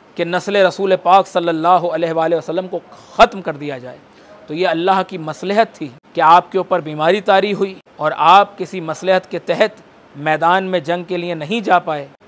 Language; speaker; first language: Hindi; native; Hindi